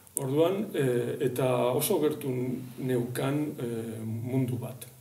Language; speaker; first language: Basque; non-native, local second language; Spanish